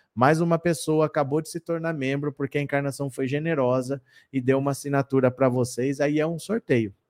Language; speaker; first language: Portuguese; native; Portuguese